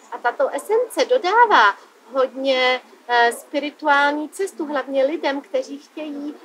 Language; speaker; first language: Czech; native; Czech